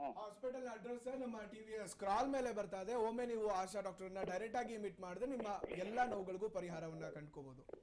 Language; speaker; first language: Kannada; non-native, local second language; Kodava